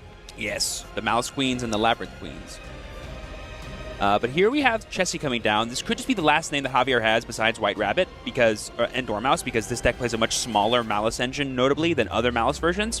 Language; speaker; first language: English; native; English